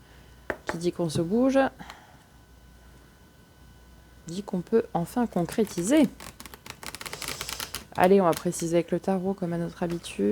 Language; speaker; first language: French; native; French